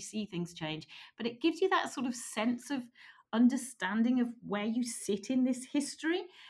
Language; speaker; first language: English; native; English